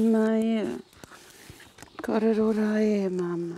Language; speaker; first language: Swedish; non-native, fluent; Māori